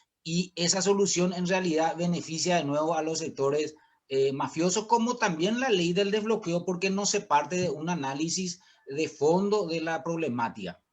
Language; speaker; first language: Spanish; native; Spanish